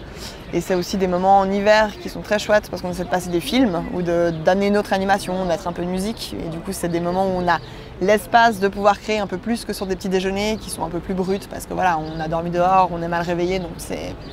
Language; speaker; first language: French; native; French